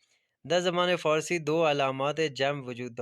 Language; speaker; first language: Persian; non-native, fluent; Urdu